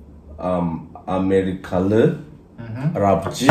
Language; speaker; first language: Turkish; non-native, fluent; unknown